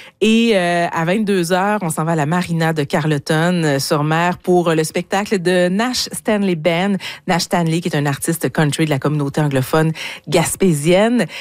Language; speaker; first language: French; native; French